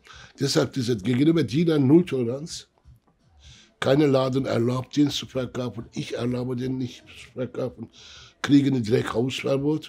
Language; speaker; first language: German; early bilingual, other home language; Turkish